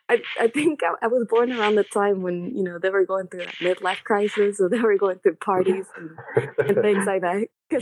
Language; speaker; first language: English; non-native, fluent; Spanish